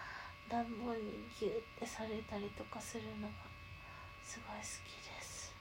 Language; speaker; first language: Japanese; native; Japanese